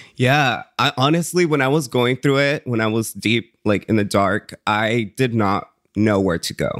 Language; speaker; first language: English; early bilingual, other home language; Spanish